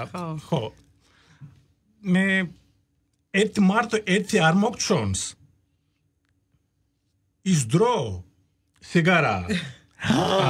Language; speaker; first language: Georgian; non-native, learner; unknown